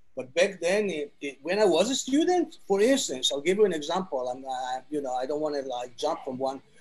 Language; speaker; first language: English; non-native, fluent; Hebrew